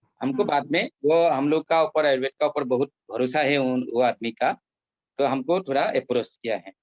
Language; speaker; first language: Hindi; non-native, local second language; Assamese